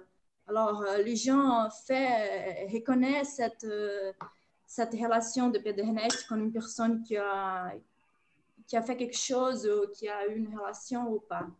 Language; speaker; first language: French; non-native, fluent; Portuguese